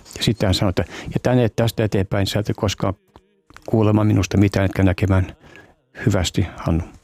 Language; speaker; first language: Finnish; native; Finnish